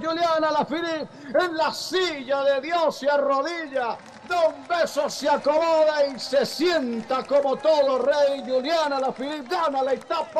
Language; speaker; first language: Spanish; native; Spanish